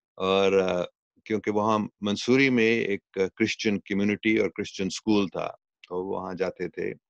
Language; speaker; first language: Urdu; non-native, local second language; English